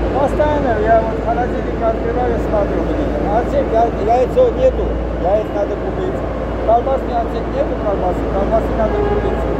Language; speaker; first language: Russian; native; Russian